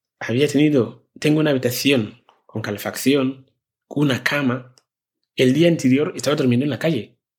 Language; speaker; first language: Spanish; non-native, fluent; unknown